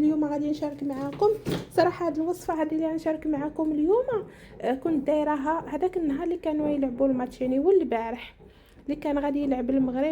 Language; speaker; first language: Arabic; native; Arabic